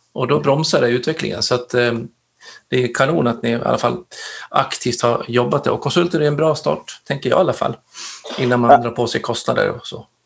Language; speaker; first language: Swedish; native; Swedish